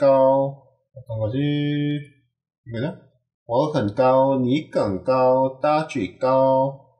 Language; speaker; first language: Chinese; non-native, learner; Korean